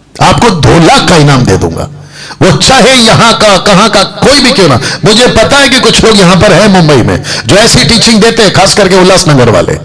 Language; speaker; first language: Hindi; non-native, local second language; Telugu